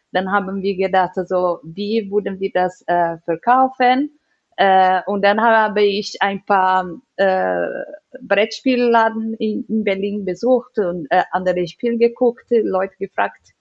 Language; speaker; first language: German; non-native, learner; Portuguese